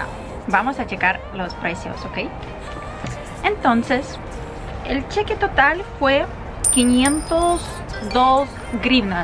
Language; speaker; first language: Spanish; non-native, fluent; Russian